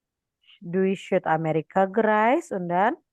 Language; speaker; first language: German; non-native, fluent; Indonesian